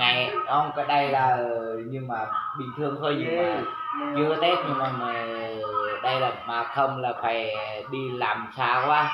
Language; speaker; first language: Vietnamese; non-native, local second language; Jarai